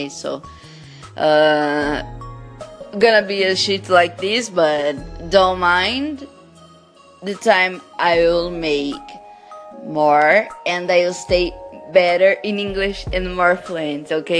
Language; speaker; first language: English; non-native, learner; Portuguese